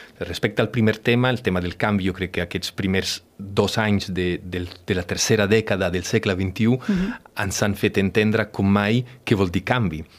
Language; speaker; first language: Catalan; non-native, fluent; Italian